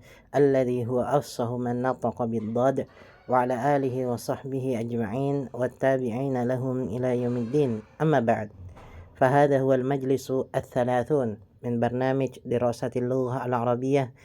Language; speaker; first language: Arabic; non-native, fluent; Indonesian